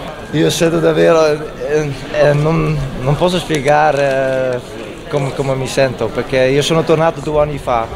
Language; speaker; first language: Italian; non-native, fluent; Dutch